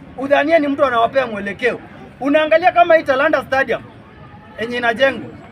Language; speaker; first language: Swahili; non-native, local second language; Kalenjin